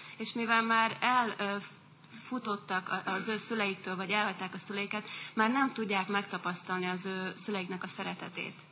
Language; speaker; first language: Hungarian; native; Hungarian